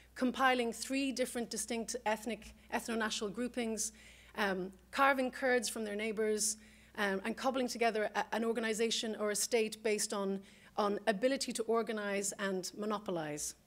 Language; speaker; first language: English; native; English